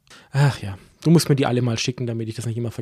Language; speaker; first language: German; native; German